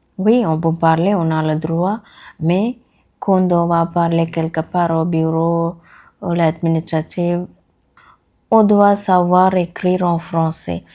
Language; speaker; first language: French; non-native, learner; Tamil